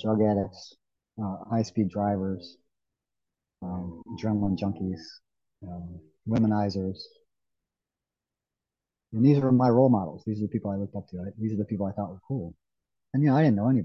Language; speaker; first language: English; native; English